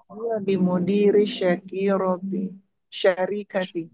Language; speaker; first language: Arabic; non-native, learner; Indonesian